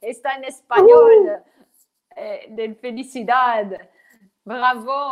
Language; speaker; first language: Spanish; non-native, learner; French